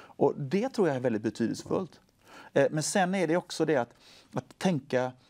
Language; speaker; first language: Swedish; native; Swedish